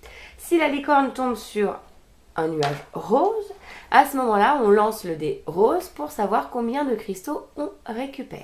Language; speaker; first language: French; native; French